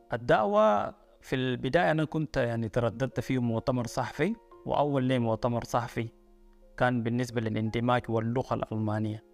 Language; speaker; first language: Arabic; native; Arabic